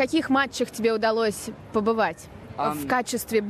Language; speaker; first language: Russian; native; Russian